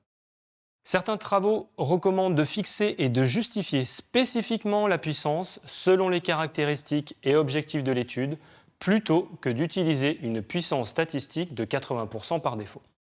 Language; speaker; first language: French; native; French